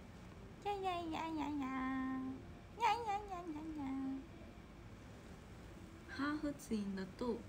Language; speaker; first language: Japanese; non-native, fluent; Korean